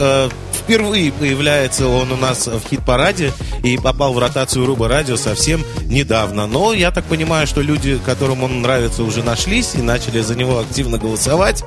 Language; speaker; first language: Russian; native; Russian